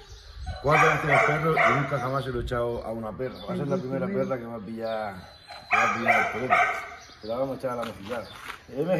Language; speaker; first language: Spanish; native; Spanish